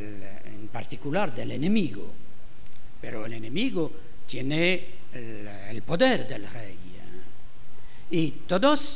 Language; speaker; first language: Spanish; non-native, fluent; French